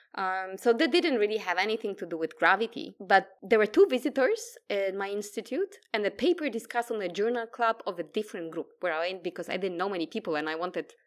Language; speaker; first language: English; non-native, fluent; Polish